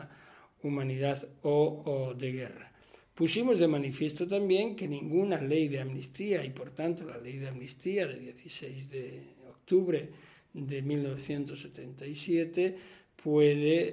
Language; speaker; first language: Spanish; native; Spanish